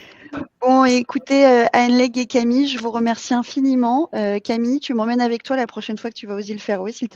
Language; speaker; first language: French; native; French